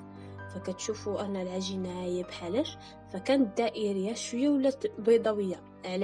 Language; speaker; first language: Arabic; native; Arabic